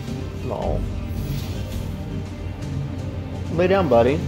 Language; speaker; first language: English; native; English